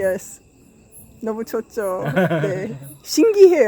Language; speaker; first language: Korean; non-native, learner; English